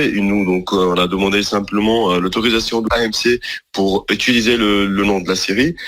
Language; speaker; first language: French; non-native, local second language; Arabic